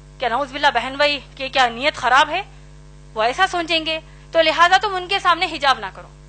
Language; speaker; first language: Urdu; native; Urdu